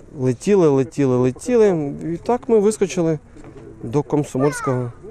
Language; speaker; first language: Ukrainian; native; Ukrainian